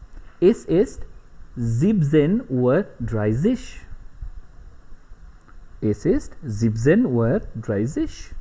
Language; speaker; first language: German; non-native, fluent; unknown